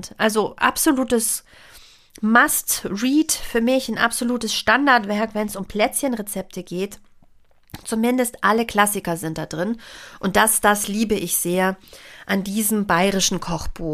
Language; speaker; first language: German; native; German